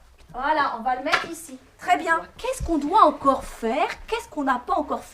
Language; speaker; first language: French; native; French